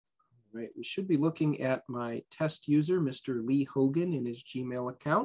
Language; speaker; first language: English; native; English